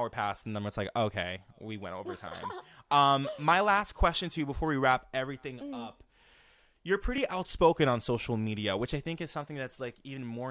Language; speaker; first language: English; non-native, fluent; French